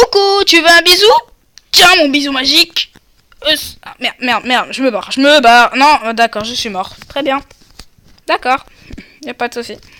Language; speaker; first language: French; native; French